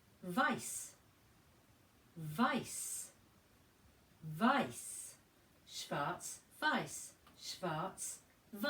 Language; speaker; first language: German; non-native, fluent; English